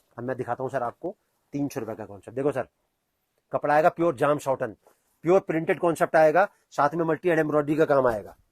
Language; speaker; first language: Hindi; native; Hindi